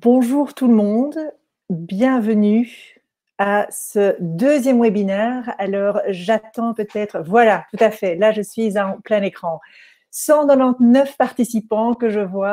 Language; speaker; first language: French; native; French